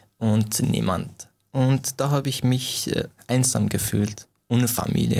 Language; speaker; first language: German; non-native, fluent; Persian